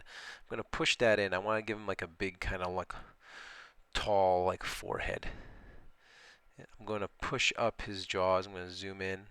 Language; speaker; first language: English; native; English